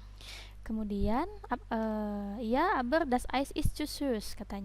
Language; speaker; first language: German; non-native, fluent; Indonesian